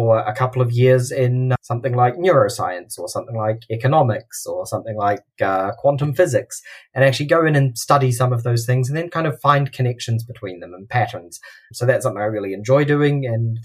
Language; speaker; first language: English; native; English